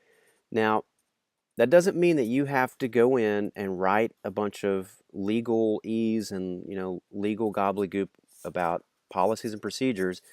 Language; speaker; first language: English; native; English